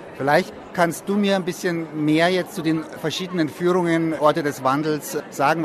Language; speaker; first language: German; native; German